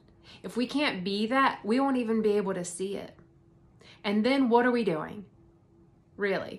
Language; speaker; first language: English; native; English